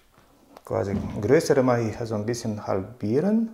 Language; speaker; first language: German; non-native, fluent; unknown